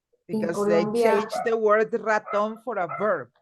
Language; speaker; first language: English; non-native, fluent; Spanish